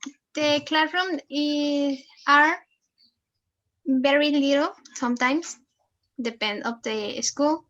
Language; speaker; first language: English; non-native, learner; Spanish